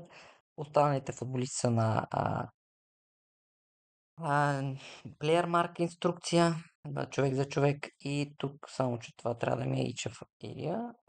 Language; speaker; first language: Bulgarian; native; Bulgarian